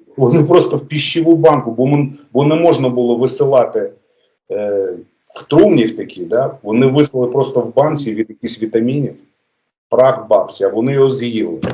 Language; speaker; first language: Ukrainian; native; Ukrainian